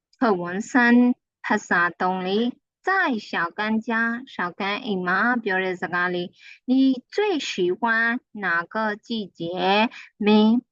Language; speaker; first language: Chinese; non-native, fluent; Burmese